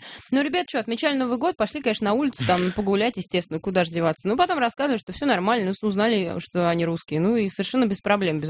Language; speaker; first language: Russian; native; Russian